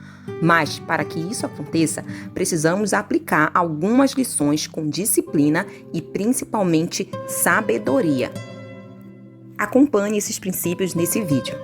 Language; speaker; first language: Portuguese; native; Portuguese